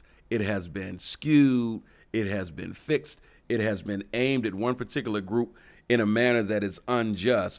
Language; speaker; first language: English; native; English